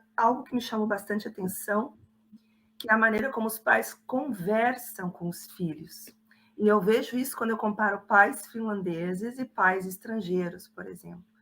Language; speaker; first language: Portuguese; native; Portuguese